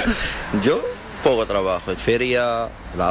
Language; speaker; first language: Spanish; non-native, learner; Arabic